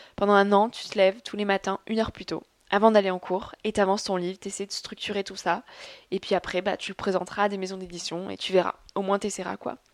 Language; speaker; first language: French; native; French